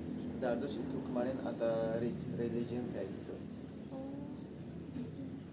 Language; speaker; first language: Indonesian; non-native, learner; Tajik